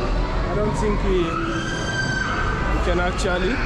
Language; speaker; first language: English; non-native, fluent; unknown